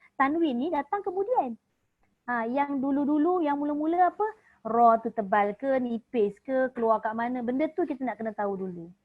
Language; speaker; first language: Malay; native; Malay